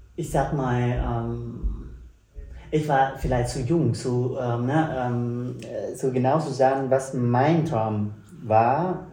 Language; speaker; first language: German; non-native, fluent; Vietnamese